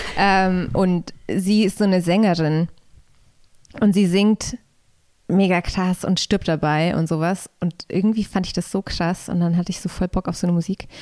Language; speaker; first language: German; early bilingual, other home language; Polish